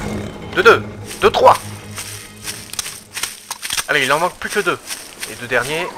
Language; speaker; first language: French; native; French